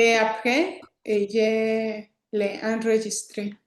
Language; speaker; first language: French; non-native, learner; Spanish